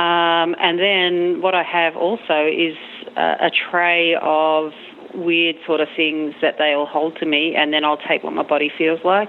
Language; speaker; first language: English; native; English